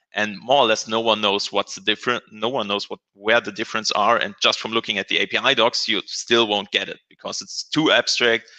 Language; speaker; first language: English; non-native, fluent; German